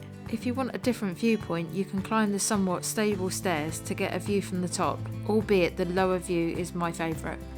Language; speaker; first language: English; native; English